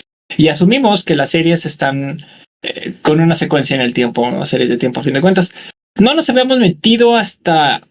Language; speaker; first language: Spanish; native; Spanish